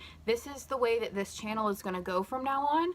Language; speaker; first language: English; native; English